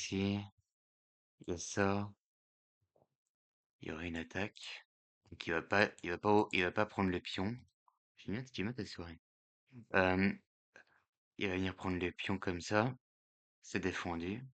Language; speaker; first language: French; native; French